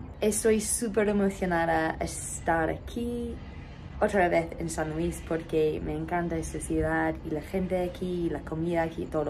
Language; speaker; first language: Spanish; non-native, fluent; English